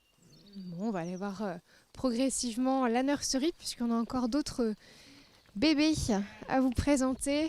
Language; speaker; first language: French; native; French